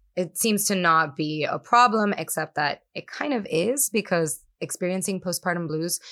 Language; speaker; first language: English; non-native, fluent; Spanish